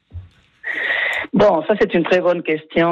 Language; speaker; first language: French; non-native, fluent; Spanish